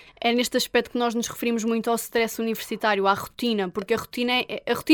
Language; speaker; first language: Portuguese; native; Portuguese